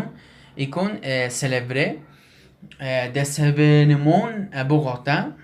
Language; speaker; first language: French; non-native, learner; Spanish